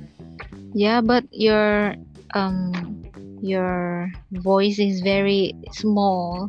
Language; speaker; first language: English; non-native, learner; Indonesian